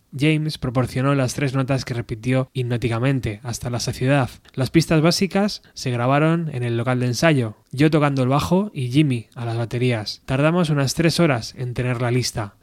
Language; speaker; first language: Spanish; native; Spanish